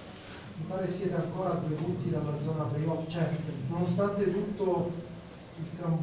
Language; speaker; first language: Italian; native; Italian